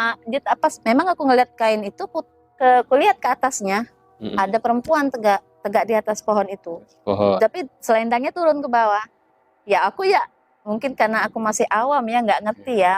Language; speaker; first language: Indonesian; native; Indonesian